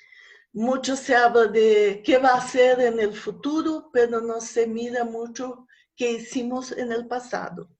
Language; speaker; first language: Spanish; non-native, fluent; Portuguese